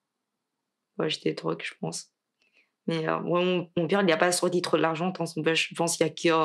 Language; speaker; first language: French; non-native, learner; Chinese